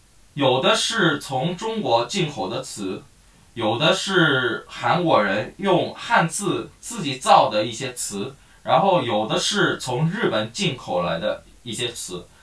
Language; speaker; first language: Chinese; non-native, fluent; Korean